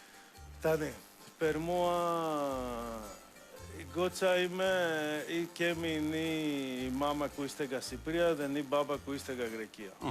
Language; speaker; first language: Albanian; non-native, learner; Greek